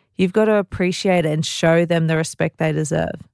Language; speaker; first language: English; native; English